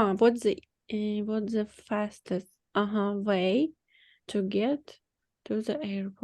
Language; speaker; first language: English; non-native, learner; Ukrainian